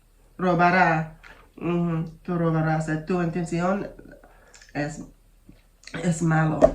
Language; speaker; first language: Spanish; non-native, learner; English